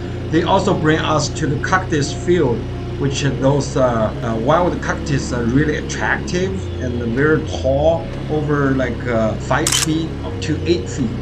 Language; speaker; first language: English; non-native, fluent; Chinese